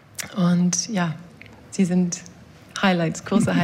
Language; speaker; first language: German; non-native, learner; English